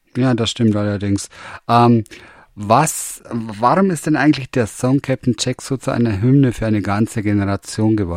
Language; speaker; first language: German; native; German